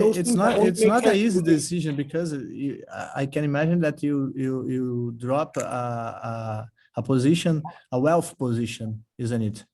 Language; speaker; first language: English; non-native, fluent; Portuguese